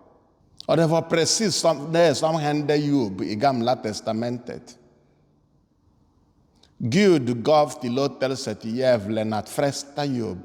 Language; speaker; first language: Swedish; non-native, fluent; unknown